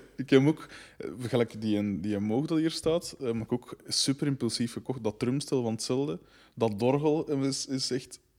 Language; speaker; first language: Dutch; native; Dutch